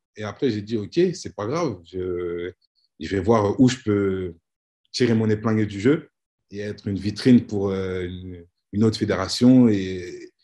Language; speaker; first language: French; native; French